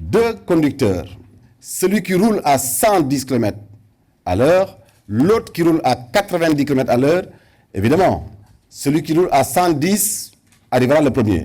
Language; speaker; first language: French; non-native, local second language; Wolof